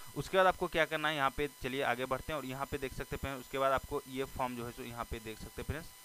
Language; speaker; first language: Hindi; native; Hindi